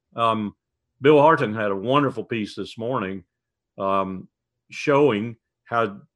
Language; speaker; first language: English; native; English